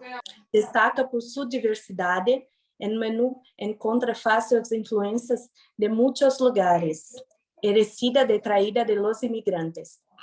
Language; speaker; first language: Spanish; non-native, learner; Portuguese